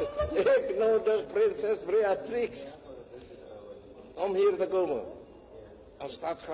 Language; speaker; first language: Dutch; non-native, fluent; Indonesian